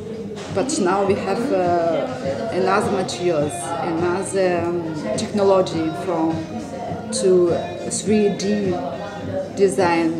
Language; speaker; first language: English; non-native, learner; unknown